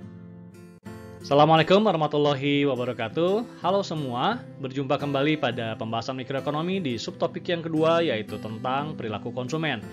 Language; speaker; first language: Indonesian; native; Indonesian